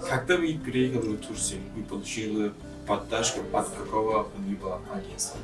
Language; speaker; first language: Russian; non-native, learner; Turkish